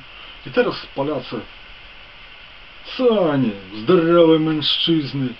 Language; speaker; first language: Polish; non-native, fluent; Ukrainian